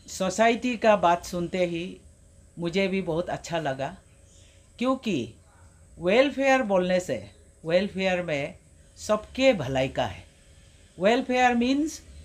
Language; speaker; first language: Hindi; non-native, local second language; Adi